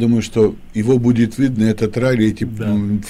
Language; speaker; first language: Russian; native; Russian